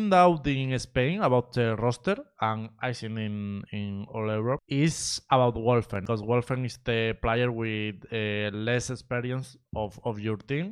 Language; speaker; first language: English; non-native, learner; Spanish